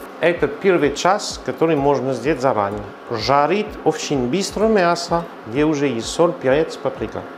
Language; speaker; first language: Russian; non-native, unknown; French